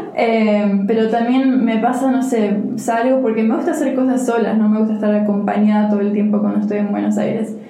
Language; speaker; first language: Spanish; early bilingual, heritage; Spanish